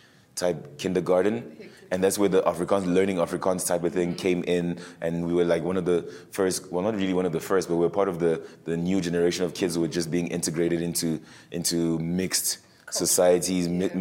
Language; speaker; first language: English; early bilingual, other home language; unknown